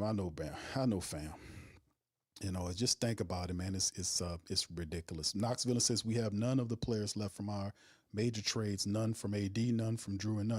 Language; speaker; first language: English; native; English